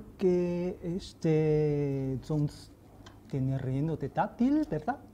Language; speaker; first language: Spanish; non-native, fluent; Chinese